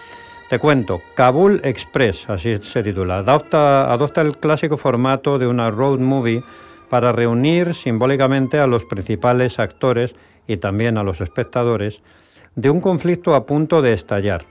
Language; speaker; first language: Spanish; native; Spanish